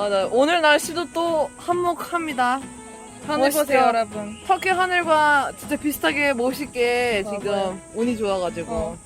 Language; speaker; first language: Korean; non-native, learner; Turkish